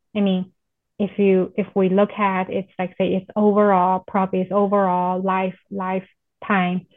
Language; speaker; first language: English; non-native, fluent; Chinese